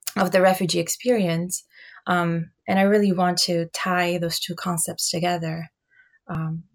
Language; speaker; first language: English; early bilingual, other home language; Albanian